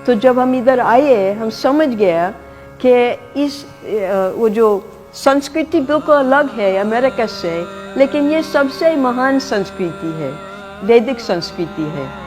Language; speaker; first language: Hindi; non-native, fluent; English